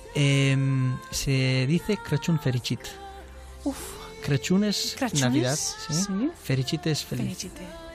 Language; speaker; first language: Spanish; non-native, fluent; Romanian